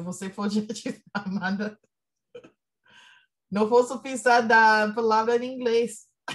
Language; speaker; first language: Portuguese; non-native, learner; English